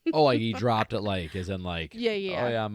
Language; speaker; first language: English; native; English